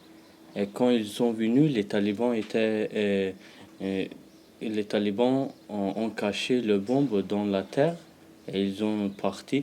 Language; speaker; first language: French; non-native, learner; Pashto